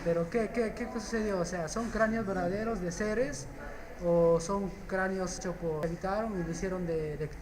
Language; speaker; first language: Spanish; native; Spanish